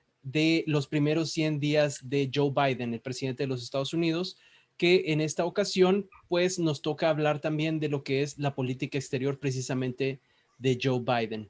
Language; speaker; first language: Spanish; native; Spanish